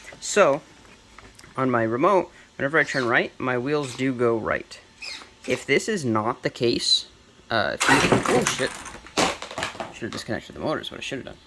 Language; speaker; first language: English; native; English